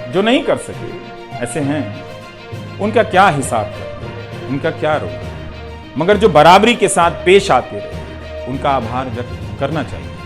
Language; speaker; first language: Hindi; non-native, local second language; Bhojpuri